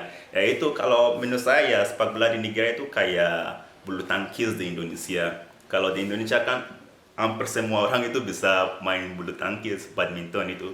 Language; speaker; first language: Indonesian; non-native, fluent; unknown